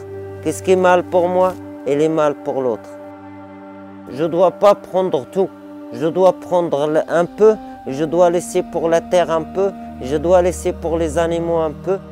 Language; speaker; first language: French; non-native, learner; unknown